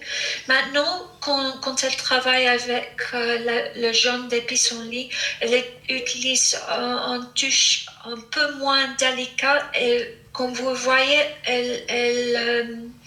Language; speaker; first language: French; non-native, fluent; English